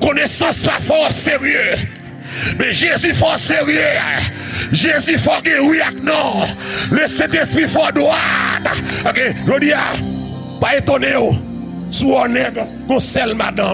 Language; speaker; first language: French; non-native, local second language; Haitian Creole